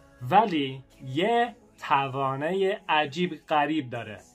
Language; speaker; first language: Persian; early bilingual, other home language; English